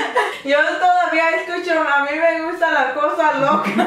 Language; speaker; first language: Spanish; early bilingual, heritage; Spanish